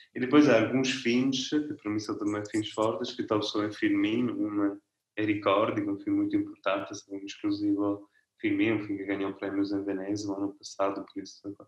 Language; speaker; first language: Portuguese; non-native, fluent; Italian